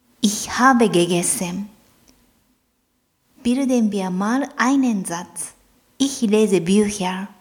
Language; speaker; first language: German; non-native, fluent; Japanese